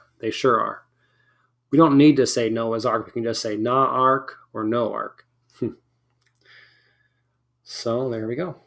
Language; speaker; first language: English; native; English